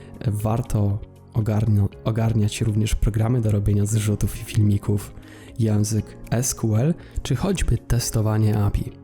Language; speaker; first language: Polish; native; Polish